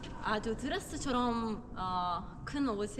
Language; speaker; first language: Korean; non-native, learner; Persian